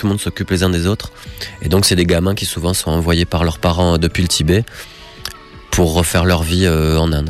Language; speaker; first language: French; native; French